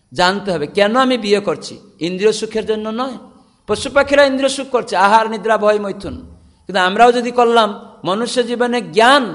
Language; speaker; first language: Bangla; non-native, fluent; Odia